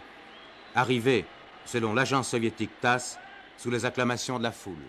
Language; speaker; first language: French; native; French